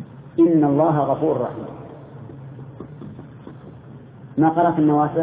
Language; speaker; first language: Arabic; native; Arabic